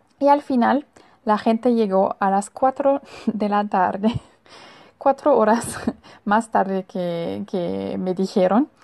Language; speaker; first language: Spanish; non-native, fluent; German